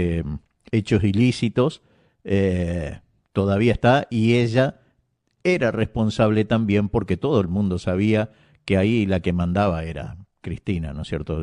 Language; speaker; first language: Spanish; native; Spanish